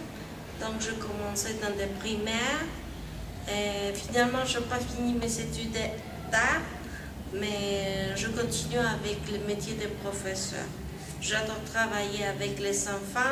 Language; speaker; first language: French; non-native, fluent; Spanish